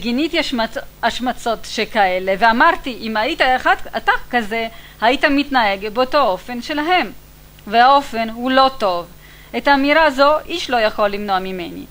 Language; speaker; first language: Hebrew; non-native, fluent; Italian